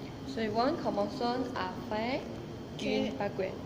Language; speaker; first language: French; non-native, learner; Malay